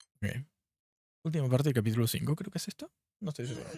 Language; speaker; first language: Spanish; native; Spanish